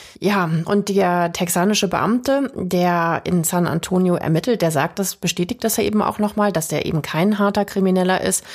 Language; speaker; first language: German; native; German